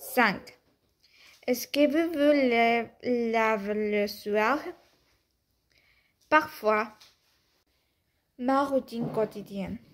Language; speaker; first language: French; non-native, learner; Spanish